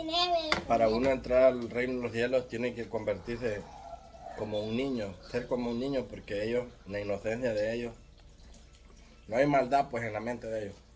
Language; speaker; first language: Spanish; native; Spanish